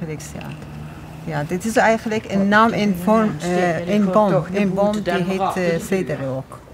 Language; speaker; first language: Dutch; non-native, fluent; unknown